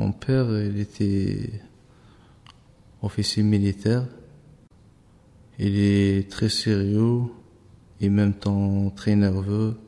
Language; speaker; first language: French; non-native, learner; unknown